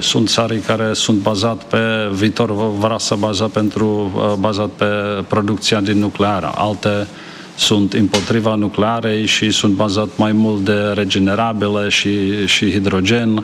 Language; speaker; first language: Romanian; non-native, fluent; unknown